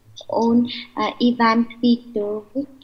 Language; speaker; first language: Russian; non-native, learner; Vietnamese